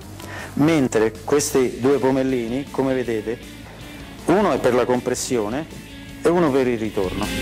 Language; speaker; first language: Italian; native; Italian